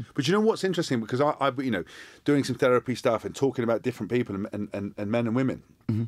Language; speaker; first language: English; native; English